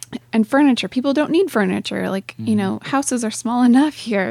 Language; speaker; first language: English; native; English